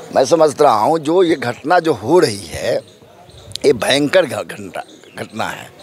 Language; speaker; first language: Hindi; native; Hindi